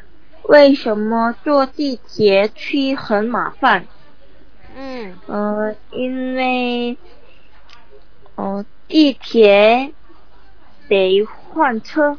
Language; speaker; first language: Chinese; non-native, learner; Korean